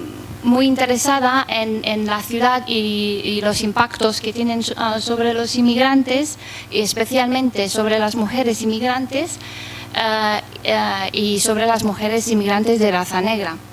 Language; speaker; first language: Spanish; non-native, fluent; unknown